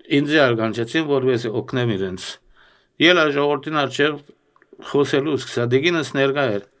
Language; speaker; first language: Armenian; early bilingual, heritage; Armenian